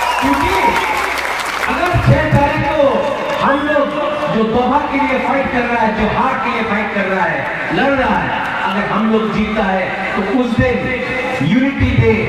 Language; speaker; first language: Hindi; non-native, local second language; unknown